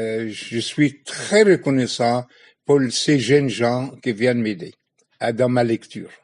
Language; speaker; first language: French; non-native, fluent; Arabic